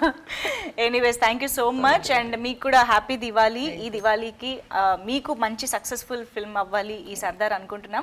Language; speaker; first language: Telugu; native; Telugu